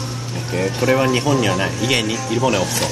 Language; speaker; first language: Korean; non-native, fluent; Japanese